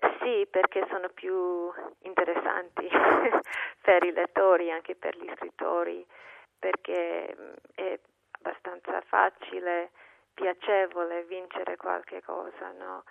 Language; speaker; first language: Italian; non-native, fluent; English